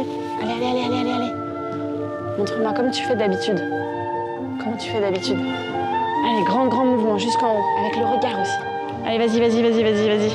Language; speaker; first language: French; native; French